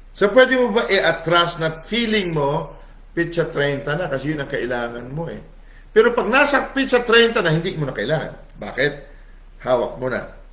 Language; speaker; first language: Filipino; non-native, local second language; Cebuano